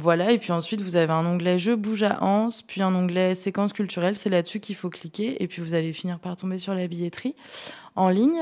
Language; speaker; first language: French; native; French